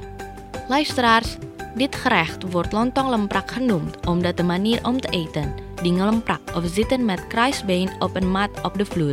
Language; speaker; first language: Dutch; non-native, learner; Indonesian